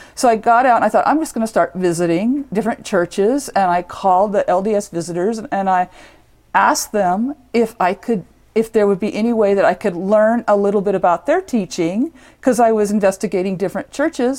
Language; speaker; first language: English; native; English